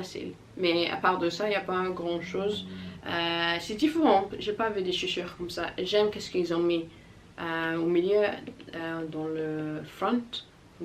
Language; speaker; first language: French; non-native, learner; English